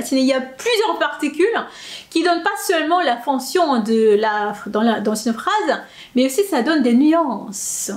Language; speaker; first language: French; non-native, fluent; Korean